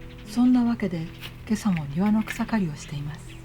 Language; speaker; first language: Japanese; native; Japanese